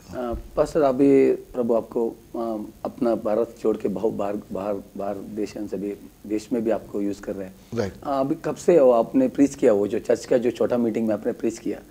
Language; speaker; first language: Hindi; non-native, local second language; Kannada